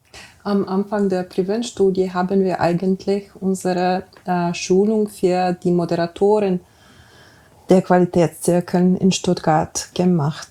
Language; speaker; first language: German; non-native, fluent; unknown